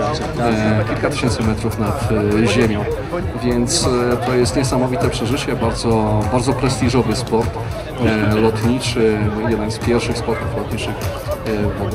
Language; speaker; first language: Polish; native; Polish